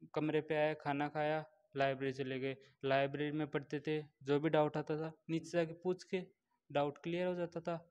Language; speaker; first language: Hindi; native; Hindi